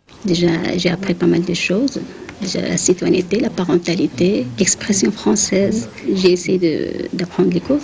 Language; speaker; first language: French; non-native, learner; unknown